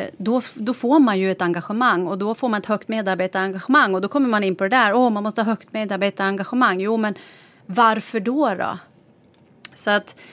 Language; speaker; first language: Swedish; native; Swedish